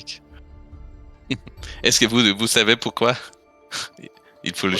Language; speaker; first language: French; non-native, fluent; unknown